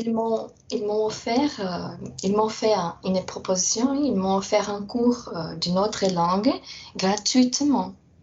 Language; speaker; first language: French; non-native, fluent; Portuguese